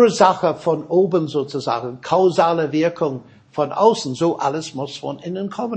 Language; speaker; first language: German; non-native, fluent; English